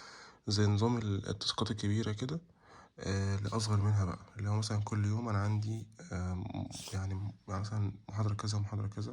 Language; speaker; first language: Arabic; native; Arabic